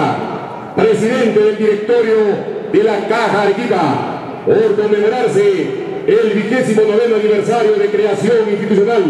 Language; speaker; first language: Spanish; native; Spanish